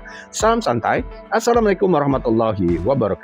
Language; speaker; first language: Indonesian; native; Indonesian